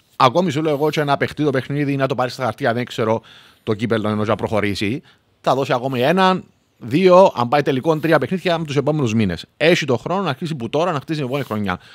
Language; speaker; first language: Greek; native; Greek